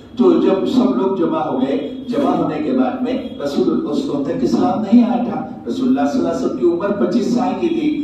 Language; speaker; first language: Urdu; native; Urdu